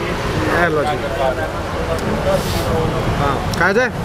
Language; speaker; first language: Hindi; native; Hindi